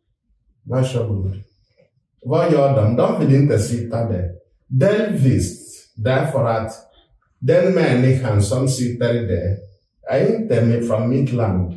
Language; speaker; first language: Swedish; non-native, fluent; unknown